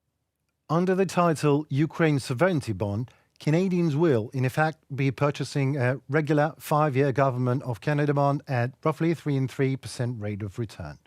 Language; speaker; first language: English; non-native, fluent; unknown